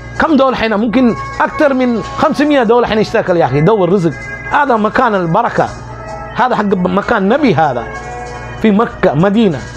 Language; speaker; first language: Arabic; non-native, learner; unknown